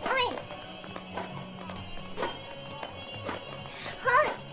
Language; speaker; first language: Japanese; native; Japanese